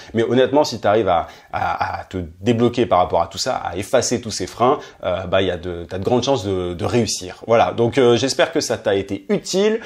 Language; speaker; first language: French; native; French